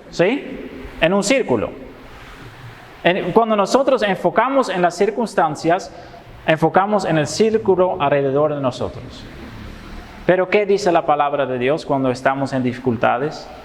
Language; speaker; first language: Spanish; non-native, fluent; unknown